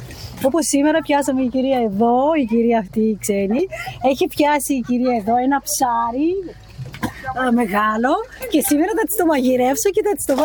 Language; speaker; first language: Greek; non-native, fluent; Romanian